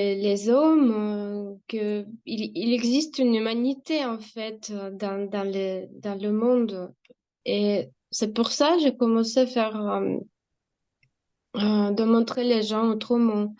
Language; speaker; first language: French; non-native, fluent; Russian